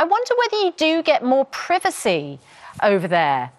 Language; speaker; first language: English; native; English